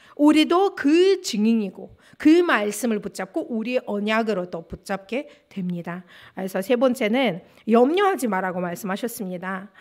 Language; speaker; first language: Korean; non-native, fluent; Russian